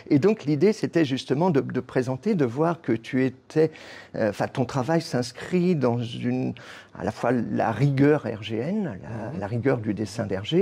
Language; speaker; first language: French; native; French